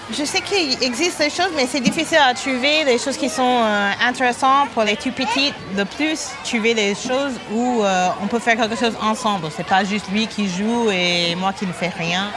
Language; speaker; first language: French; non-native, fluent; English